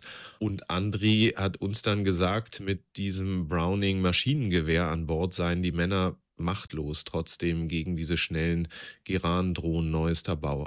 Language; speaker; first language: German; native; German